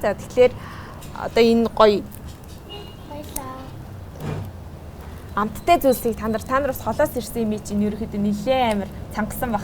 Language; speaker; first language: Mongolian; native; Mongolian